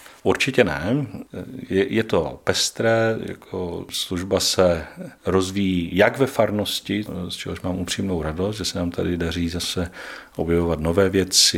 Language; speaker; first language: Czech; native; Czech